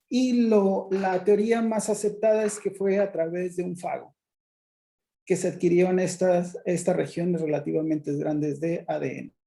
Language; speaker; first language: Spanish; native; Spanish